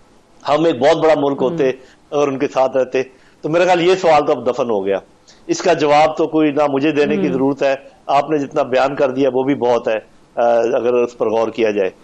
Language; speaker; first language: Urdu; native; Urdu